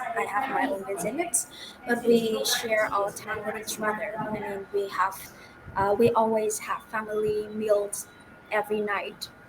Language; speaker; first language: English; non-native, fluent; Vietnamese